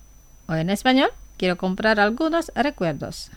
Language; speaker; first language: Spanish; non-native, fluent; Indonesian